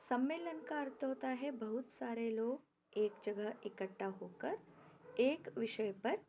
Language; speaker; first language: Hindi; non-native, local second language; Kannada